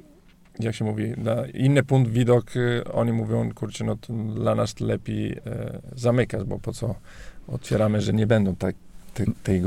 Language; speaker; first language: Polish; non-native, learner; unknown